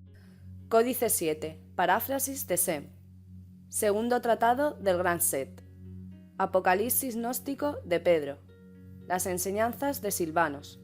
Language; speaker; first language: Spanish; native; Spanish